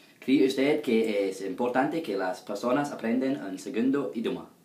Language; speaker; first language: Spanish; non-native, learner; English